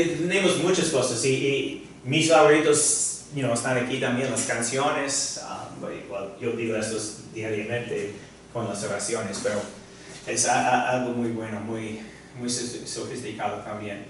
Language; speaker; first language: Spanish; non-native, fluent; English